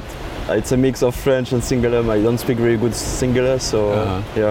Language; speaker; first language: English; non-native, learner; French